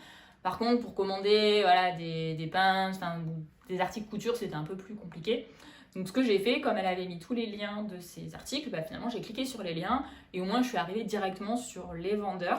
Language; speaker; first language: French; native; French